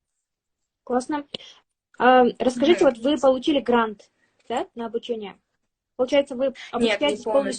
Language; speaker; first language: Russian; native; Russian